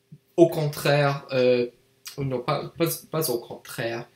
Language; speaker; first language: French; non-native, learner; English